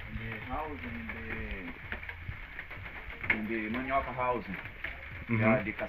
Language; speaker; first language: English; non-native, learner; Portuguese